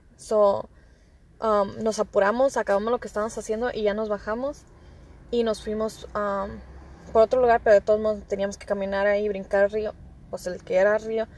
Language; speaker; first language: Spanish; early bilingual, heritage; Spanish